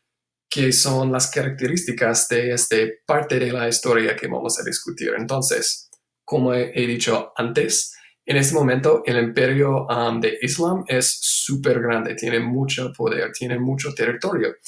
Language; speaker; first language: Spanish; non-native, fluent; English